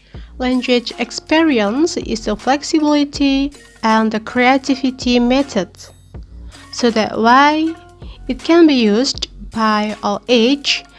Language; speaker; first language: English; non-native, learner; Indonesian